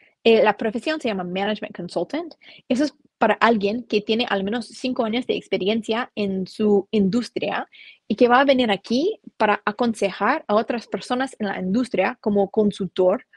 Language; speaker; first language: Spanish; non-native, fluent; English